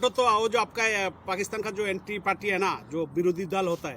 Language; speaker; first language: Hindi; non-native, fluent; Bangla